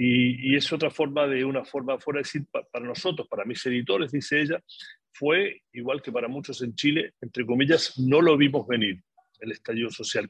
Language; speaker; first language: Spanish; native; Spanish